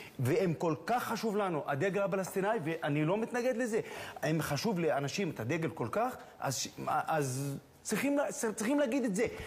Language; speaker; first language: Hebrew; non-native, local second language; Arabic